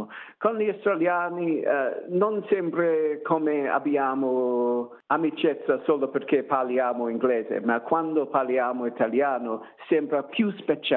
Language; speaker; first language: Italian; non-native, learner; English